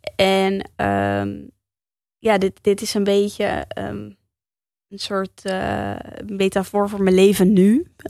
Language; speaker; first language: Dutch; early bilingual, heritage; Dutch